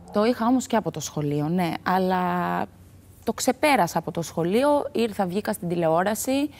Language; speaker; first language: Greek; early bilingual, other home language; Albanian